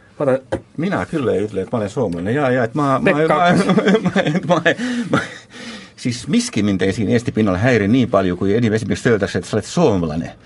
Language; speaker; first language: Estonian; native; Estonian